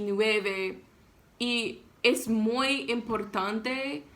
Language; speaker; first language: Spanish; non-native, learner; English